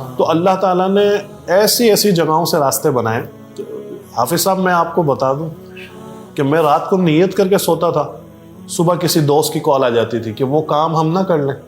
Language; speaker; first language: Urdu; native; Urdu